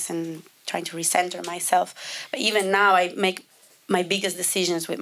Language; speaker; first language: English; non-native, fluent; Italian